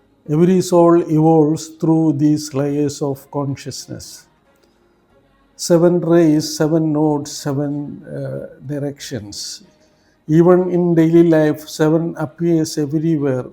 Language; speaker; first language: English; non-native, local second language; Malayalam